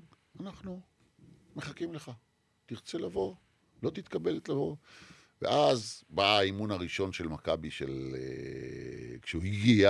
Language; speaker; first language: Hebrew; native; Hebrew